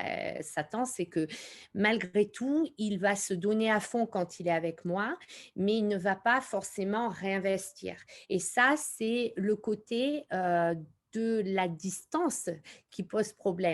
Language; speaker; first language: French; native; French